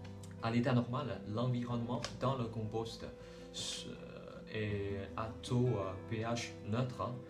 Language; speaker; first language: French; non-native, learner; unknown